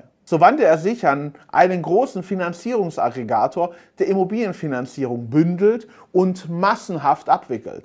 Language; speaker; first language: German; native; German